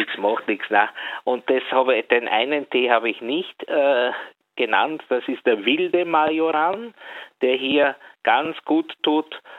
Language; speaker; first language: German; native; German